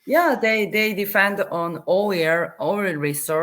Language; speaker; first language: English; non-native, learner; Korean